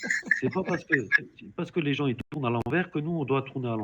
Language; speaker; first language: French; native; French